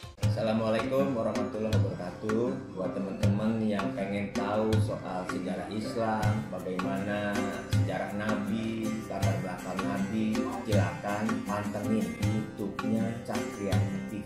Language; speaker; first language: Indonesian; native; Indonesian